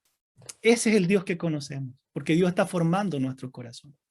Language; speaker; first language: Spanish; native; Spanish